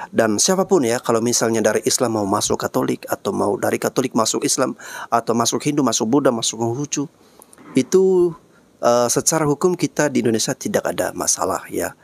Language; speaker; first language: Indonesian; native; Indonesian